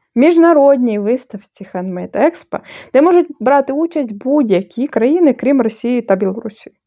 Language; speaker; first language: Ukrainian; non-native, fluent; Bulgarian